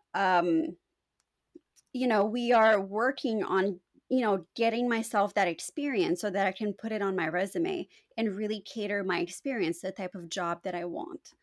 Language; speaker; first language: English; non-native, fluent; Romanian